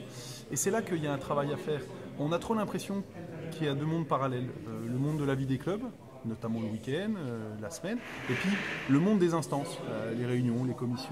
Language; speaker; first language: French; native; French